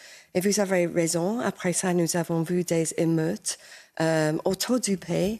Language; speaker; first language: French; non-native, fluent; English